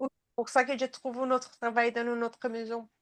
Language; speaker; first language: French; non-native, fluent; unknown